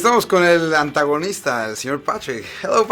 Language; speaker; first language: Spanish; native; Spanish